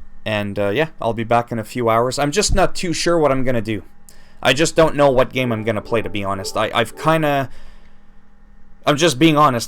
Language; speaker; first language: English; native; English